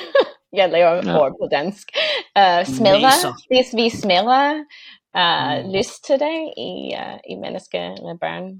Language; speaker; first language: Danish; non-native, fluent; English